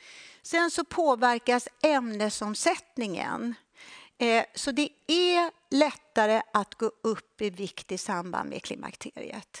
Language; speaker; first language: Swedish; native; Swedish